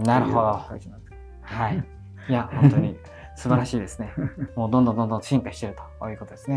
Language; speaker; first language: Japanese; native; Japanese